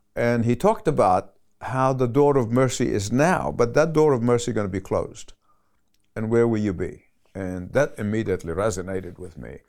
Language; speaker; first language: English; non-native, fluent; Arabic